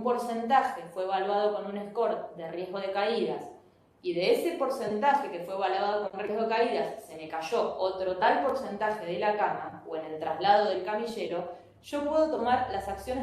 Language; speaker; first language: Spanish; native; Spanish